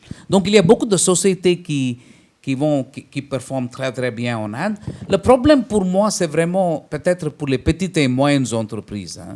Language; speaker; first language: French; non-native, fluent; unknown